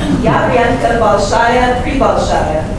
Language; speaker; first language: Russian; non-native, learner; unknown